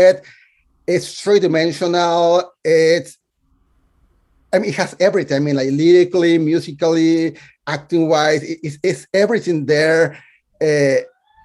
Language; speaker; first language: English; non-native, fluent; Spanish